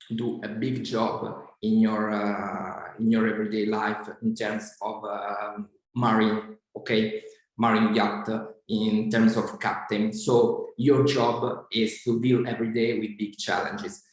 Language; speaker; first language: English; non-native, fluent; Italian